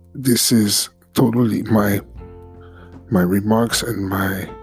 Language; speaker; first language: English; non-native, fluent; French